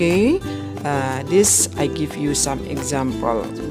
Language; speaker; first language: English; non-native, fluent; Indonesian